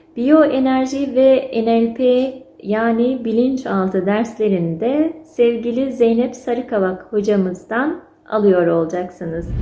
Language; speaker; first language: Turkish; native; Turkish